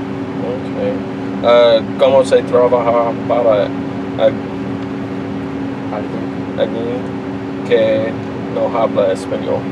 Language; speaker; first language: Spanish; non-native, learner; English